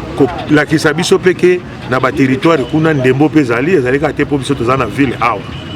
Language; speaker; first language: Lingala; native; Lingala